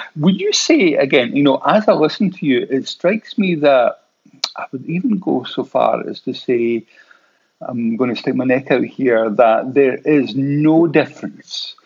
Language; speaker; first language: English; native; English